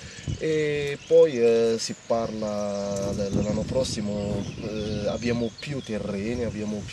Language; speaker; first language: Italian; non-native, learner; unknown